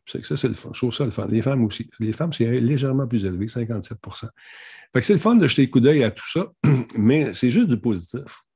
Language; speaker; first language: French; native; French